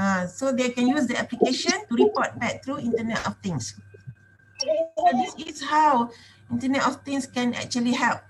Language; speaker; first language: English; non-native, local second language; Malay